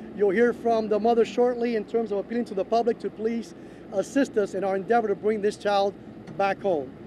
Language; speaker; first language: English; early bilingual, other home language; Spanish